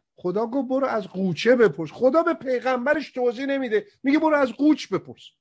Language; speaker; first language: Persian; native; Persian